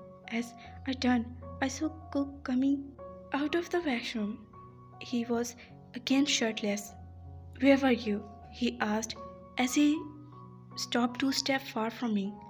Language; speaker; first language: English; non-native, local second language; Urdu